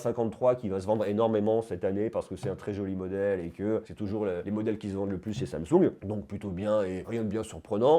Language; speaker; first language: French; native; French